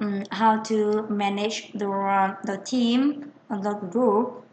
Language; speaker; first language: English; non-native, fluent; Vietnamese